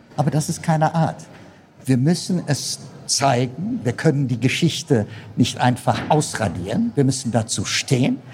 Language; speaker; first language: German; non-native, fluent; Amharic